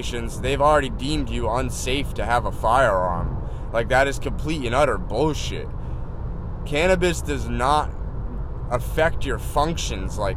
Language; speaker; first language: English; native; English